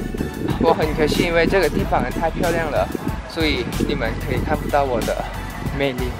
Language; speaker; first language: Chinese; non-native, learner; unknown